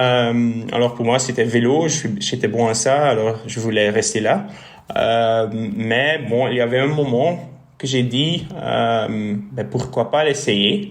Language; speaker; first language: French; non-native, local second language; Dutch